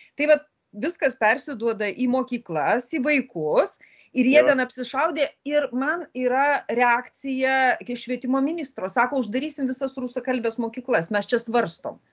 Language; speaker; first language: Lithuanian; native; Lithuanian